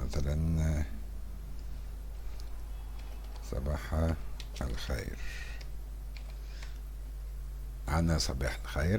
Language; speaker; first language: Arabic; native; Arabic